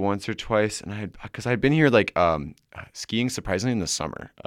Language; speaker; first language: English; native; English